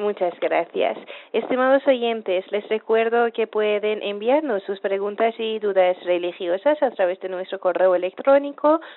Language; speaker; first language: Spanish; non-native, fluent; Persian